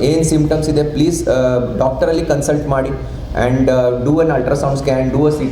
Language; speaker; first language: Kannada; non-native, fluent; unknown